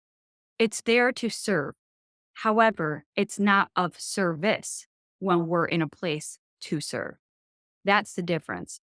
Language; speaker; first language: English; native; English